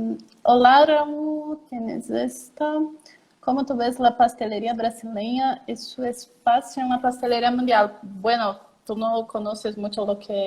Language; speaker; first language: Spanish; non-native, learner; Portuguese